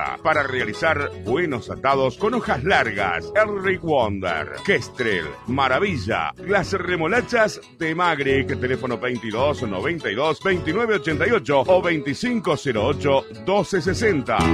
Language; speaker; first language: Spanish; native; Spanish